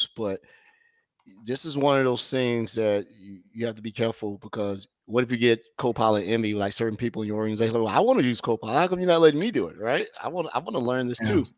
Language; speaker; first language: English; native; English